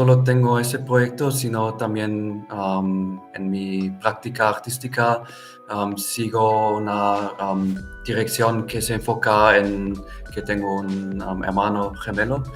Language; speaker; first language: Spanish; non-native, fluent; German